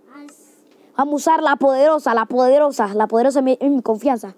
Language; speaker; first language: Spanish; native; Spanish